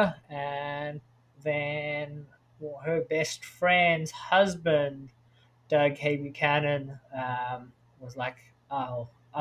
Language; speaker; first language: English; native; English